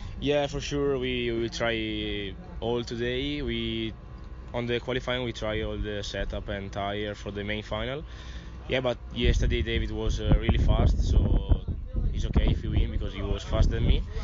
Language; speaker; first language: English; non-native, learner; Italian